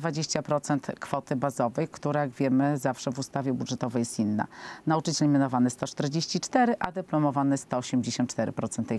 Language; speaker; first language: Polish; native; Polish